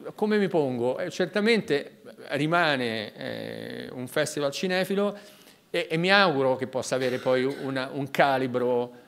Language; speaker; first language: Italian; native; Italian